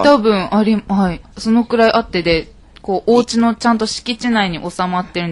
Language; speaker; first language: Japanese; native; Japanese